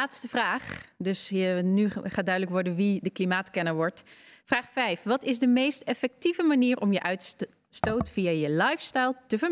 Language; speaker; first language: Dutch; native; Dutch